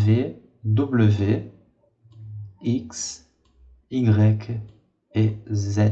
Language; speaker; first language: French; non-native, fluent; Portuguese